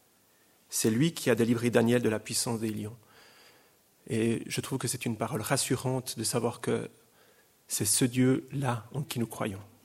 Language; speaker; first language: French; native; French